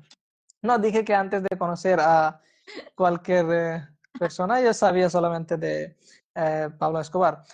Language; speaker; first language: Spanish; non-native, fluent; Hindi